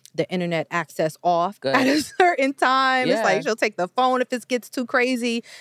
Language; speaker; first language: English; native; English